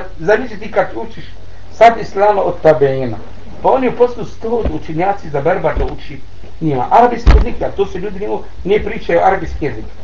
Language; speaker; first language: Bosnian; non-native, learner; Arabic